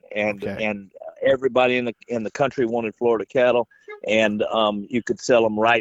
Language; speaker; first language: English; native; English